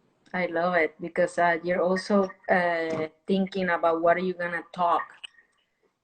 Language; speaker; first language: English; non-native, fluent; Spanish